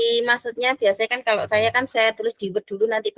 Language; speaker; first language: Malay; non-native, local second language; Javanese